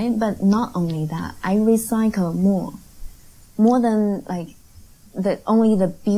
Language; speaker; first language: English; non-native, fluent; Chinese